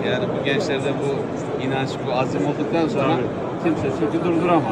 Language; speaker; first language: Turkish; native; Turkish